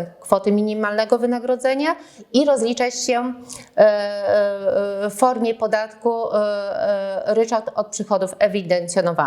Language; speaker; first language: Polish; native; Polish